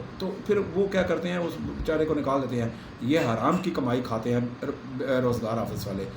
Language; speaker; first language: Urdu; non-native, local second language; Pashto